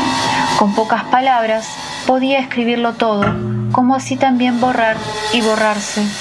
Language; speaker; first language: Spanish; native; Spanish